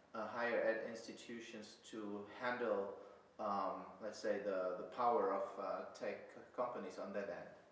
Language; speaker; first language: English; non-native, fluent; German